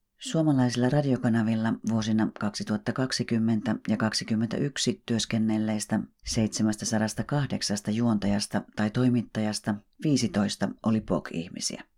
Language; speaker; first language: Finnish; native; Finnish